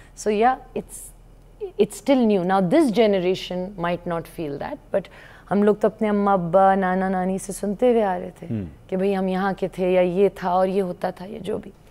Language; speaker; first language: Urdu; native; Urdu